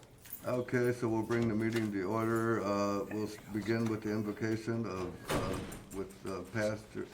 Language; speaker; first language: English; native; English